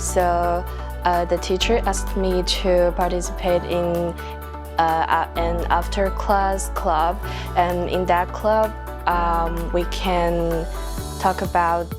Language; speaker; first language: English; non-native, fluent; Chinese